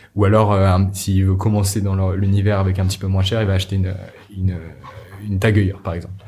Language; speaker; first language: French; native; French